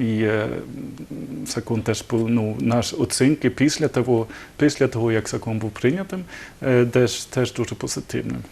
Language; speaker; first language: Ukrainian; non-native, learner; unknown